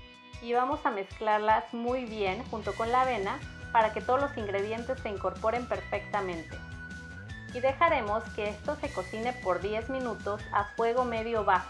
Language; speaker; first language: Spanish; native; Spanish